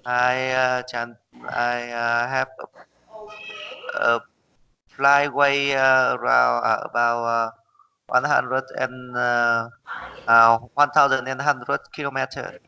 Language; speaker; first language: English; non-native, learner; Vietnamese